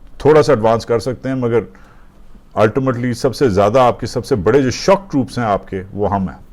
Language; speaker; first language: Urdu; native; Urdu